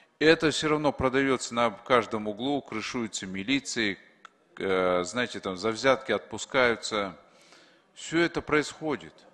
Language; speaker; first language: Russian; non-native, local second language; Kyrgyz